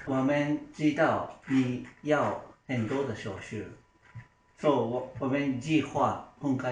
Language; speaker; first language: Chinese; non-native, learner; Japanese